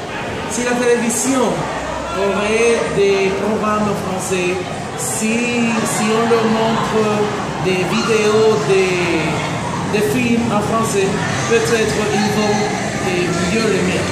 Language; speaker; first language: French; non-native, learner; Spanish